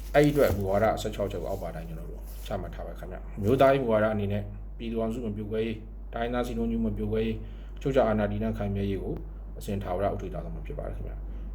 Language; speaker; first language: Burmese; non-native, local second language; Hakha Chin